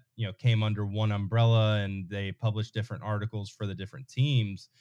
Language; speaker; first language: English; native; English